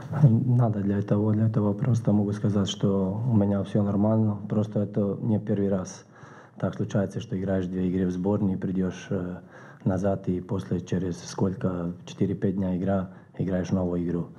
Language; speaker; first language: Russian; non-native, learner; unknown